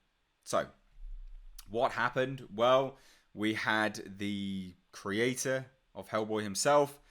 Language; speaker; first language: English; native; English